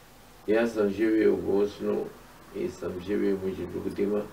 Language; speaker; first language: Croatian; non-native, fluent; Arabic